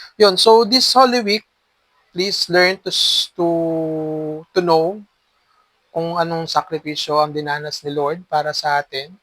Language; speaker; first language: Filipino; native; Filipino